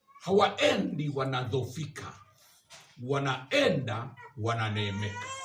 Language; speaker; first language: Swahili; native; Swahili